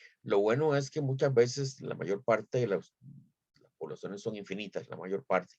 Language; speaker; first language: Spanish; native; Spanish